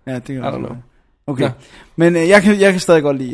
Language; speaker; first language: Danish; native; Danish